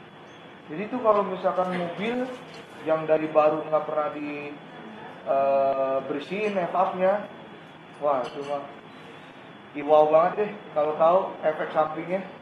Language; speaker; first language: Malay; native; Malay